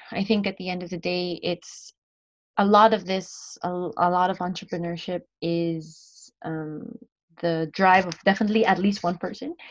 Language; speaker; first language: English; non-native, local second language; Filipino